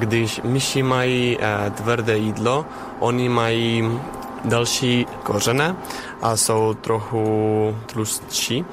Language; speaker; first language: Czech; non-native, learner; Spanish